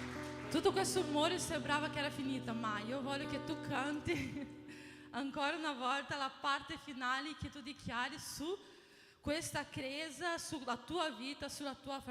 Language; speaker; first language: Italian; non-native, fluent; Portuguese